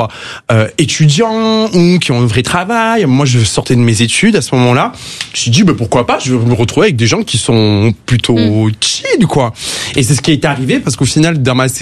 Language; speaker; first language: French; native; French